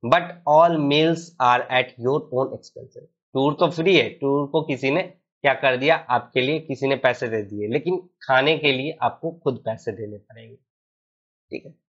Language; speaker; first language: Hindi; native; Hindi